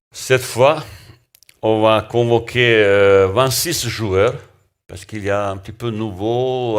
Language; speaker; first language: French; non-native, learner; Bosnian